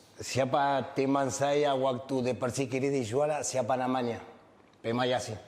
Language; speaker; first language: Indonesian; non-native, fluent; Spanish